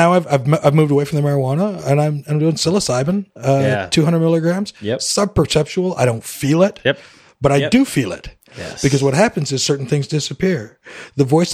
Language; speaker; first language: English; native; English